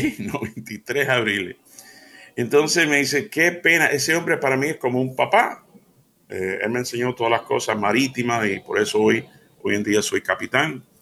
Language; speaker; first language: Spanish; early bilingual, heritage; Spanish